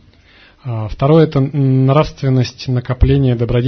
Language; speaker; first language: Russian; native; Russian